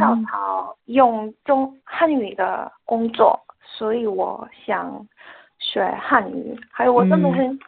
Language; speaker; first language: Chinese; non-native, learner; Korean